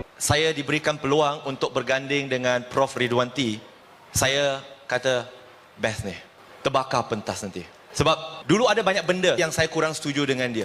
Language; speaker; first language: Malay; non-native, local second language; Chinese